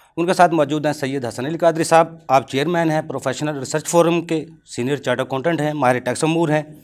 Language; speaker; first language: Urdu; non-native, local second language; Punjabi